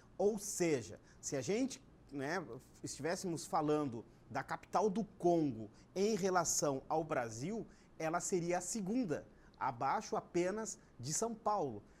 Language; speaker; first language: Portuguese; native; Portuguese